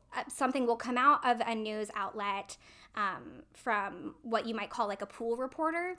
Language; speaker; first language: English; native; English